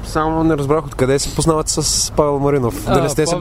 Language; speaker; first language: Bulgarian; native; Bulgarian